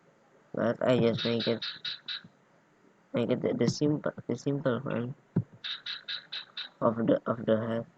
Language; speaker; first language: English; non-native, learner; Indonesian